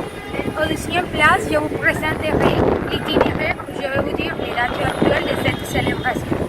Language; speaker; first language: French; non-native, learner; Spanish